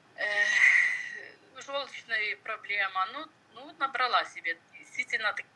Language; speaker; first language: Russian; non-native, local second language; Ukrainian